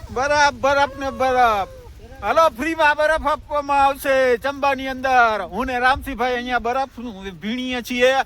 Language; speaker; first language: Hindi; non-native, local second language; Gujarati